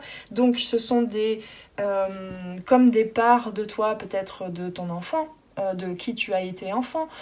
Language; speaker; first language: French; native; French